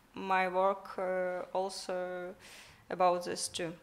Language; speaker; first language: English; non-native, learner; Ukrainian